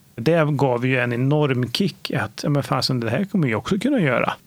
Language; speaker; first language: Swedish; native; Swedish